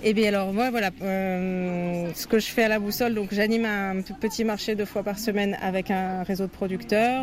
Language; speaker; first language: French; native; French